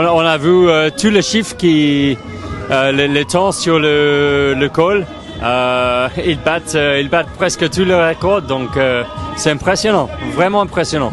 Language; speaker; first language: French; non-native, fluent; English